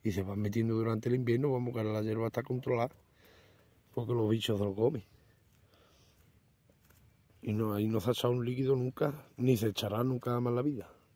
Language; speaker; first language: Spanish; native; Spanish